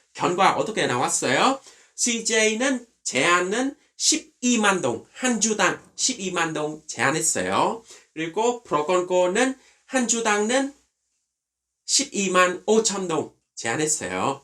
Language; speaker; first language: Korean; non-native, fluent; Vietnamese